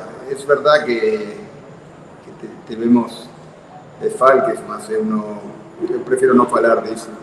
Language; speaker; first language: Portuguese; non-native, fluent; Spanish